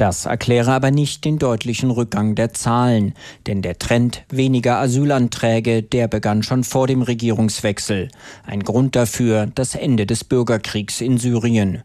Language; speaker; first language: German; native; German